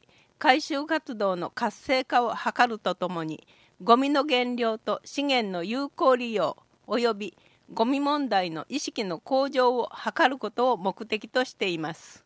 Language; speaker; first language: Japanese; native; Japanese